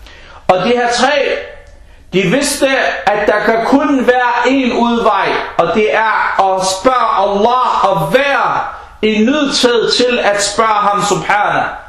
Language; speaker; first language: Danish; early bilingual, other home language; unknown